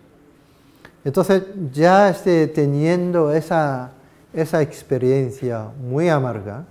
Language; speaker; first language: Spanish; non-native, fluent; Japanese